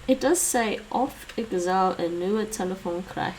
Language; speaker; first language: Dutch; non-native, learner; English